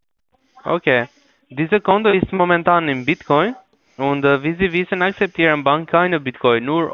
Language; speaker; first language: German; non-native, learner; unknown